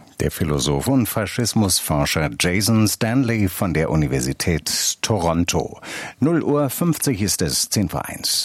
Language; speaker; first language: German; native; German